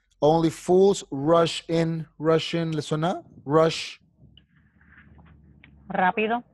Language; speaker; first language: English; non-native, fluent; Spanish